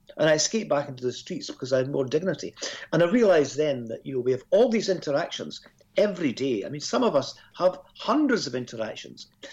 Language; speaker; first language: English; native; English